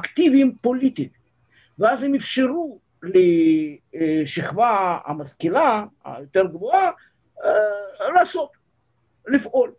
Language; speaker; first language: Hebrew; non-native, fluent; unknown